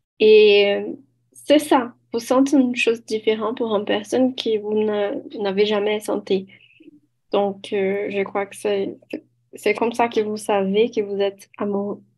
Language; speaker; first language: French; non-native, learner; Portuguese